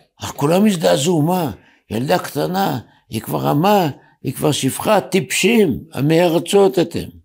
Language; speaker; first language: Hebrew; native; Hebrew